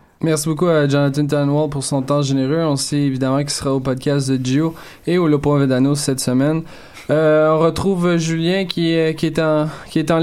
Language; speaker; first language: French; native; French